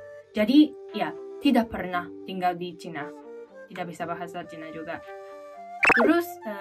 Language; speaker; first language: Indonesian; non-native, fluent; Japanese